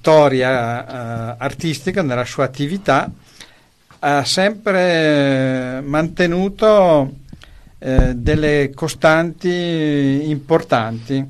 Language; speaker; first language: Italian; native; Italian